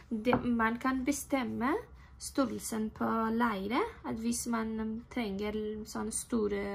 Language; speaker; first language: Norwegian; non-native, fluent; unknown